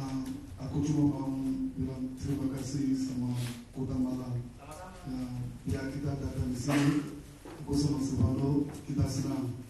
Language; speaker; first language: Indonesian; non-native, fluent; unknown